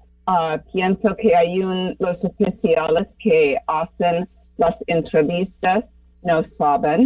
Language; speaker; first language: Spanish; non-native, fluent; English